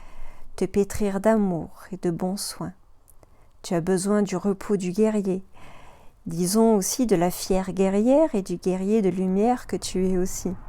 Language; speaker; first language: French; native; French